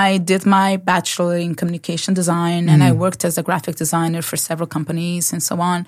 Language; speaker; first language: English; non-native, fluent; Portuguese